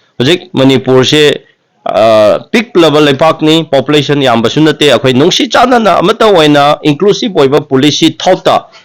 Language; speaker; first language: Manipuri; non-native, local second language; Tangkhul Naga (India)